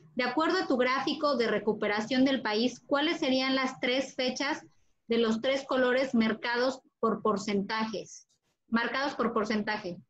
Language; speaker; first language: Spanish; native; Spanish